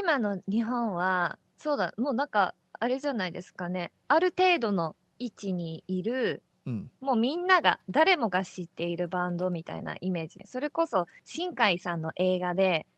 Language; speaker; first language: Japanese; native; Japanese